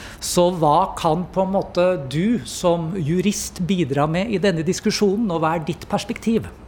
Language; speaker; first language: Norwegian; native; Norwegian